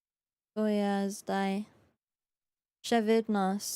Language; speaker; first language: Slovenian; early bilingual, heritage; Slovenian